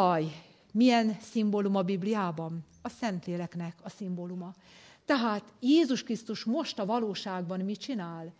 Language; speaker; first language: Hungarian; native; Hungarian